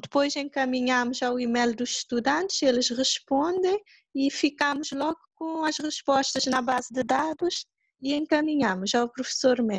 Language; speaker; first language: Portuguese; non-native, local second language; Kabuverdianu